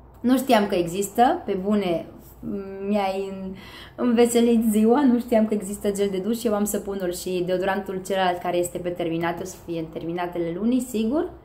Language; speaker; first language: Romanian; early bilingual, heritage; Romanian